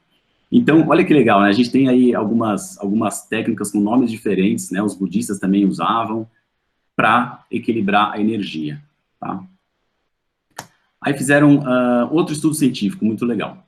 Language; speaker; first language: Portuguese; native; Portuguese